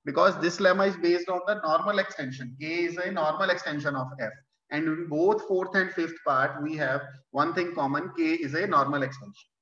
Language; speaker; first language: English; non-native, local second language; Punjabi